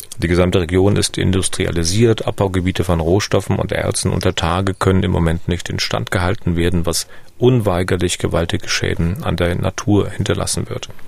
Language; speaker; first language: German; native; German